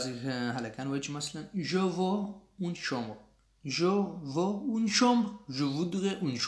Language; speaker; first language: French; non-native, learner; Pashto